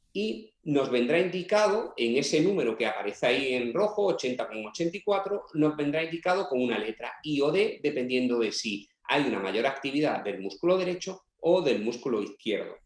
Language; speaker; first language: Spanish; native; Spanish